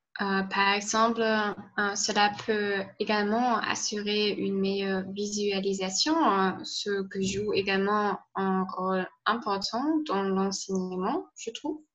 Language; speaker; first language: French; non-native, learner; German